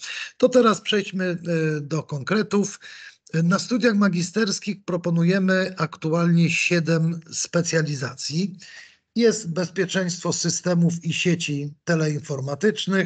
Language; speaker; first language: Polish; native; Polish